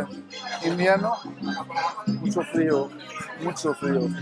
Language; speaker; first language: Spanish; non-native, learner; German